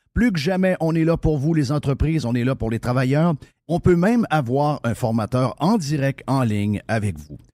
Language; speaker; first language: French; native; French